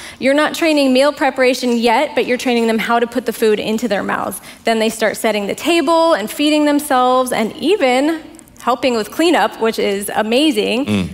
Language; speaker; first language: English; native; English